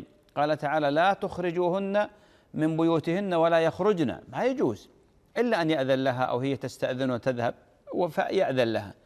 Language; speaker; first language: Arabic; native; Arabic